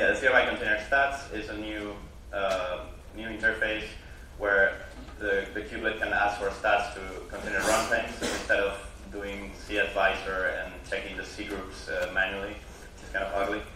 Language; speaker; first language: English; non-native, fluent; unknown